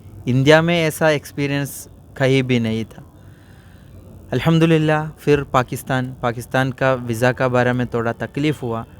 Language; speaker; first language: Hindi; non-native, local second language; Malayalam